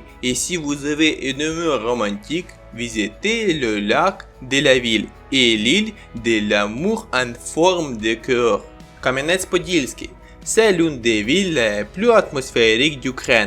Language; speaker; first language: French; non-native, learner; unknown